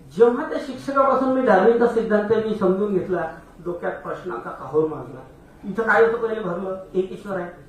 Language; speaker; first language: Marathi; non-native, local second language; Hindi